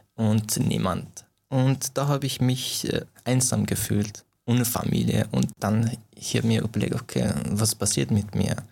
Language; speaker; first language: German; non-native, fluent; Persian